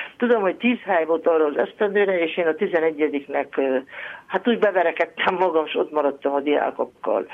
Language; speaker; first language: Hungarian; native; Hungarian